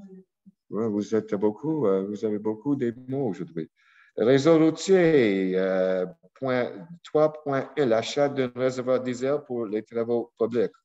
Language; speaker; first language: French; non-native, local second language; English